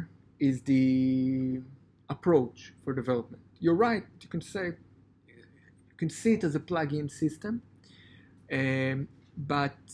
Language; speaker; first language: English; non-native, fluent; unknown